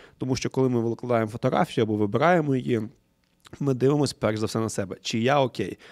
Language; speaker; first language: Ukrainian; native; Ukrainian